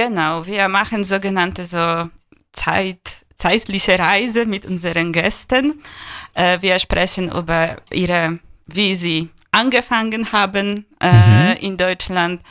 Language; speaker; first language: German; non-native, fluent; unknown